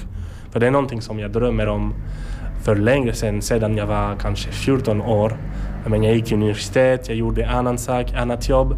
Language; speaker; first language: Swedish; non-native, learner; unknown